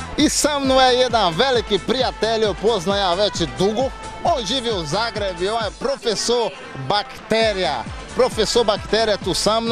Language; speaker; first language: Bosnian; non-native, learner; Portuguese